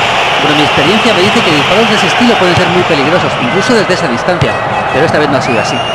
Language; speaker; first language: Spanish; native; Spanish